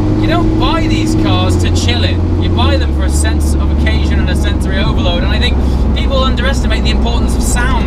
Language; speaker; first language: English; native; English